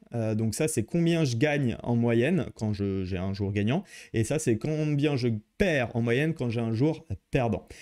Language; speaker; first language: French; native; French